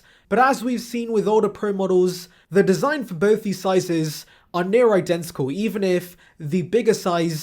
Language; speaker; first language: English; native; English